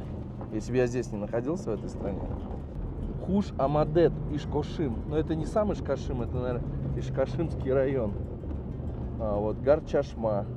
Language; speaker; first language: Russian; native; Russian